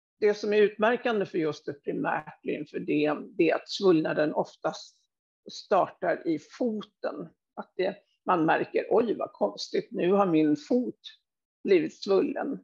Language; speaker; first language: Swedish; native; Swedish